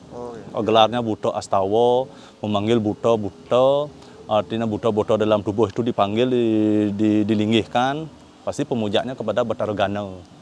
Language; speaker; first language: Indonesian; non-native, local second language; Balinese